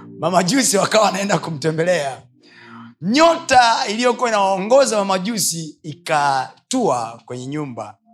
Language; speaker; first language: Swahili; native; Swahili